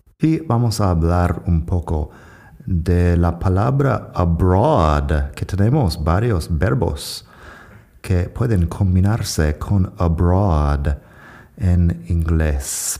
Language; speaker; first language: Spanish; non-native, fluent; English